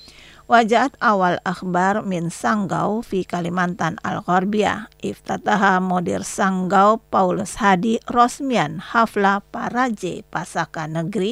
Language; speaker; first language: Arabic; non-native, local second language; Indonesian